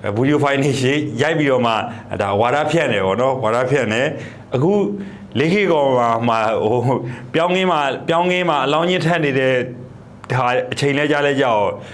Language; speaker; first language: Burmese; native; Burmese